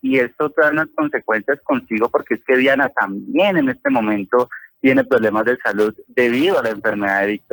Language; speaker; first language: Spanish; native; Spanish